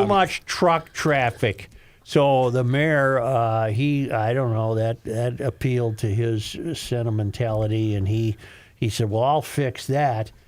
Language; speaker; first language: English; native; English